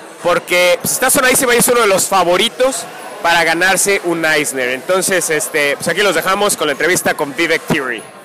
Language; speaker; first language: Spanish; native; Spanish